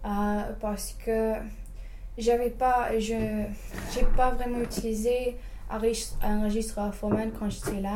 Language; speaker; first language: French; non-native, fluent; English